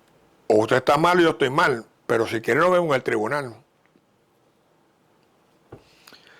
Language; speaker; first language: Spanish; native; Spanish